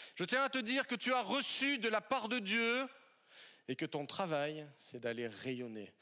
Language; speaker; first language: French; native; French